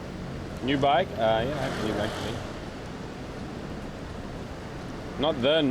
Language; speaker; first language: English; native; English